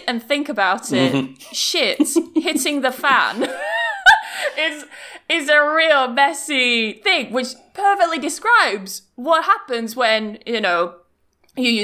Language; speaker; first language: English; native; English